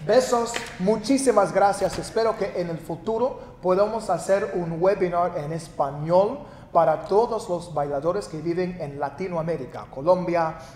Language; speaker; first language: Spanish; early bilingual, heritage; Spanish